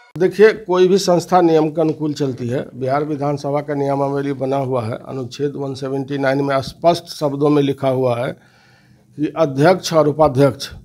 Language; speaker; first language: Hindi; native; Hindi